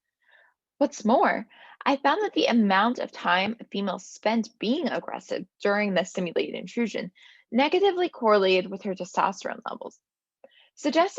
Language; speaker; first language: English; native; English